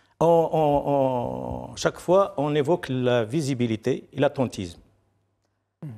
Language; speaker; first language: French; non-native, local second language; Arabic